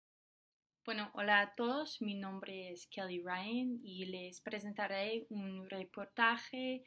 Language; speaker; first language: Spanish; non-native, fluent; English